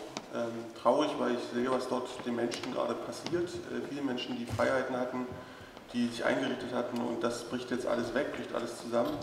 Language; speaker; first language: German; native; German